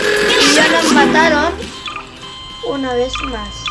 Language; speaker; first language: Spanish; native; Spanish